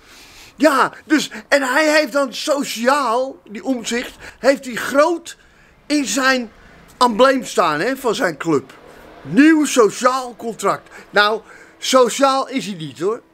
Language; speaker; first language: Dutch; native; Dutch